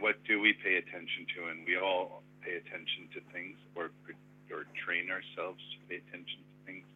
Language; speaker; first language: English; native; English